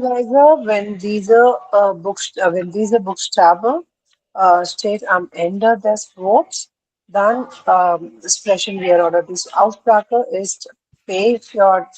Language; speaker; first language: German; non-native, learner; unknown